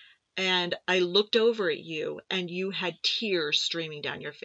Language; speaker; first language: English; native; English